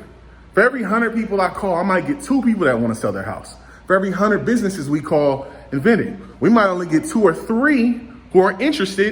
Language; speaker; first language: English; native; English